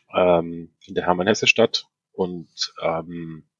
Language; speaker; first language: German; native; German